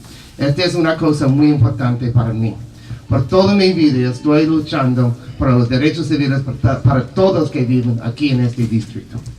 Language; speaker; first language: Spanish; non-native, learner; English